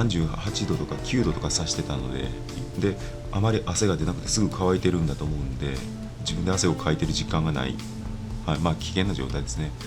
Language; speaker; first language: Japanese; native; Japanese